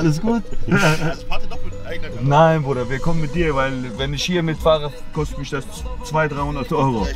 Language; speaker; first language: German; native; German